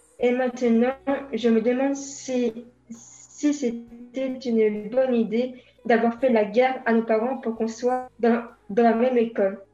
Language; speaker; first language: French; native; French